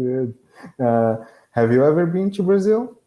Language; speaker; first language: English; non-native, learner; Portuguese